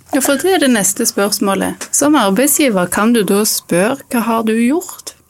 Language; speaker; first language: Norwegian; native; Norwegian